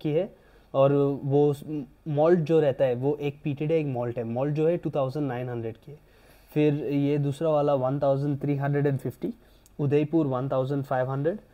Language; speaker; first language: Hindi; non-native, local second language; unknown